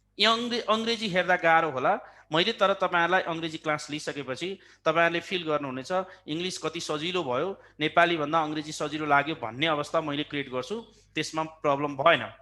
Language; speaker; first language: Nepali; native; Nepali